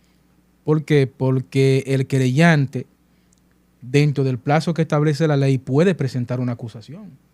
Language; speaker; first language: Spanish; native; Spanish